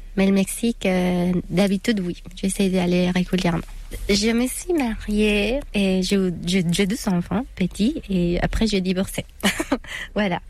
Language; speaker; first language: French; non-native, fluent; Spanish